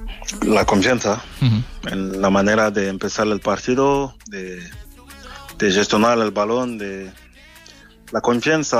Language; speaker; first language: Spanish; non-native, fluent; French